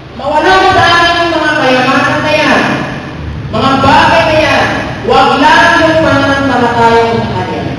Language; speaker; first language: Filipino; non-native, local second language; Cebuano